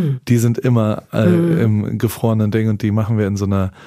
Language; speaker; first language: German; native; German